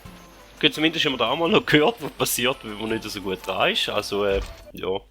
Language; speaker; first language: German; native; German